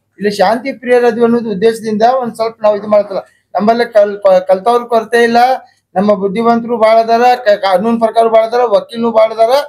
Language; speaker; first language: Kannada; non-native, local second language; Urdu